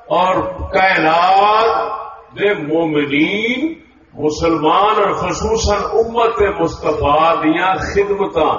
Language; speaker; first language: Urdu; non-native, local second language; Punjabi